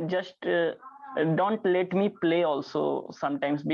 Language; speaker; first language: English; non-native, learner; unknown